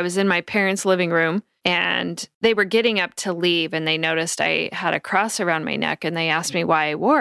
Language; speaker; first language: English; native; English